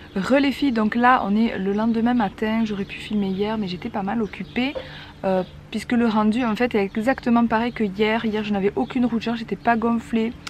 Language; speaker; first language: French; native; French